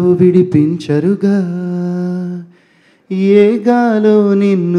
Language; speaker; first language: Telugu; native; Telugu